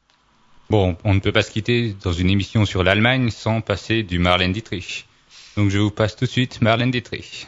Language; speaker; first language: French; native; French